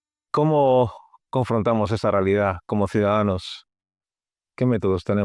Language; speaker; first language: Spanish; native; Spanish